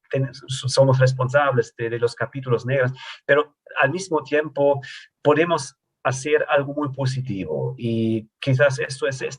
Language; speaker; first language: Spanish; non-native, fluent; German